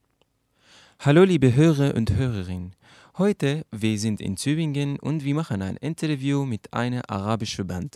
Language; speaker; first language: German; non-native, learner; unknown